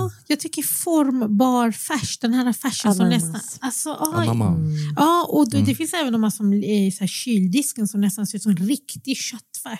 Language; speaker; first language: Swedish; early bilingual, other home language; Arabic